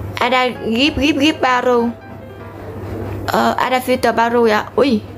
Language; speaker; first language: Indonesian; non-native, learner; Vietnamese